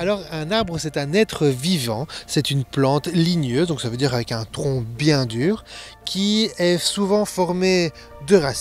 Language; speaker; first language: French; native; French